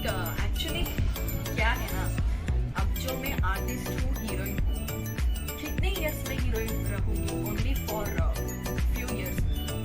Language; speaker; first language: Hindi; non-native, local second language; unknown